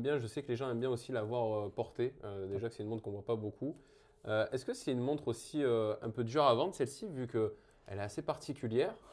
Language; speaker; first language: French; native; French